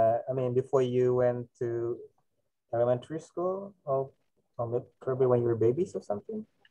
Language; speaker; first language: English; non-native, fluent; Indonesian